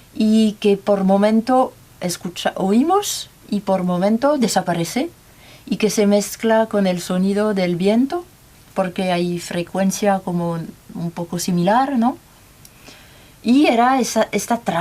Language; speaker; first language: Spanish; non-native, learner; French